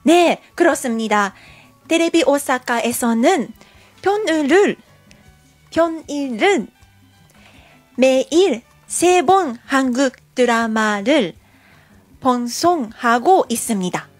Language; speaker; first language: Korean; non-native, learner; Japanese